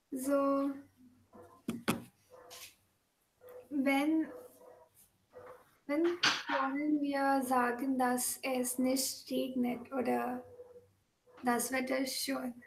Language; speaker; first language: German; non-native, learner; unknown